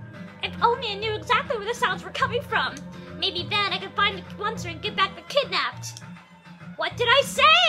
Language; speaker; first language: English; native; English